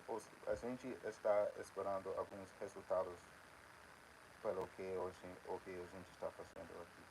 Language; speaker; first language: Portuguese; non-native, fluent; English